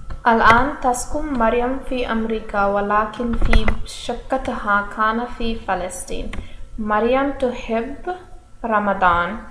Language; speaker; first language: Arabic; non-native, learner; English